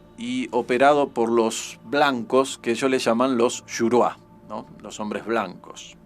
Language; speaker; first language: Spanish; native; Spanish